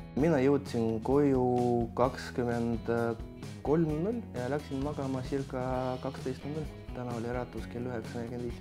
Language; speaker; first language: Estonian; non-native, local second language; Russian